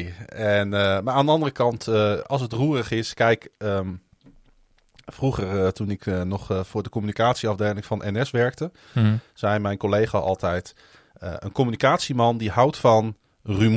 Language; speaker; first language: Dutch; native; Dutch